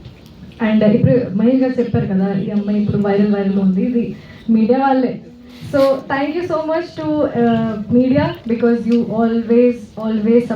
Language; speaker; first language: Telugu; non-native, local second language; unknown